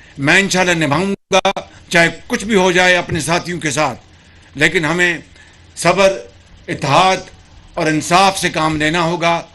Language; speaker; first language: Urdu; non-native, local second language; Punjabi